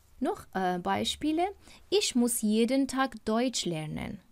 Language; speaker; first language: German; non-native, fluent; Persian